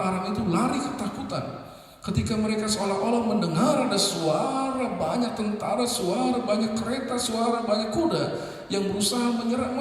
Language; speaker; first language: Indonesian; native; Indonesian